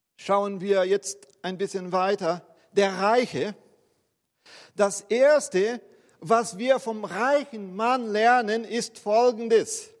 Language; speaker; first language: German; non-native, fluent; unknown